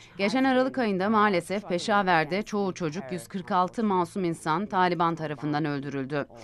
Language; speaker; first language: Turkish; native; Turkish